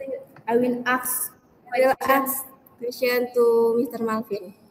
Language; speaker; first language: English; non-native, learner; Indonesian